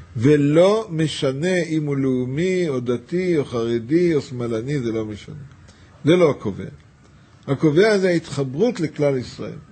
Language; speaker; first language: Hebrew; native; Hebrew